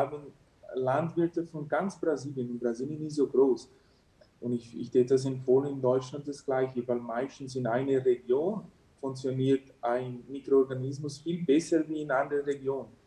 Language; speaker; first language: German; early bilingual, heritage; German